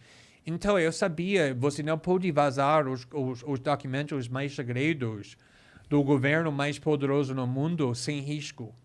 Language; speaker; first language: Portuguese; non-native, fluent; English